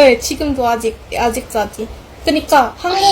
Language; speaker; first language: Korean; non-native, learner; Indonesian